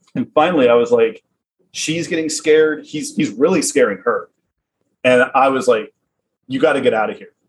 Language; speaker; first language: English; native; English